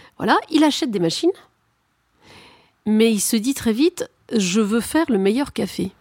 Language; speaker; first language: French; native; French